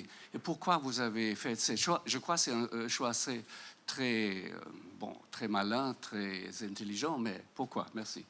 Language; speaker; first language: French; non-native, fluent; German